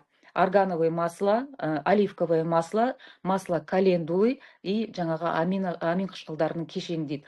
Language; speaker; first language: Kazakh; native; Kazakh